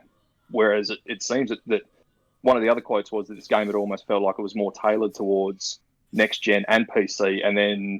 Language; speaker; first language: English; native; English